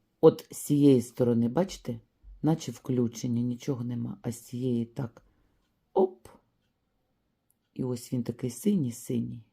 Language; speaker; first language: Ukrainian; native; Ukrainian